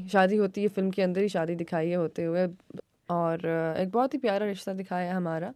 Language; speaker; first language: Urdu; early bilingual, heritage; Urdu